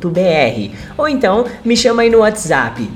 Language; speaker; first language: Portuguese; native; Portuguese